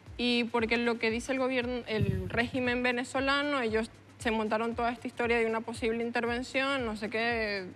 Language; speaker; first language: Spanish; native; Spanish